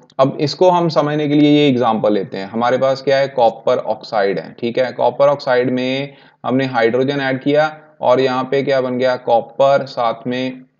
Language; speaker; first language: Hindi; non-native, local second language; Punjabi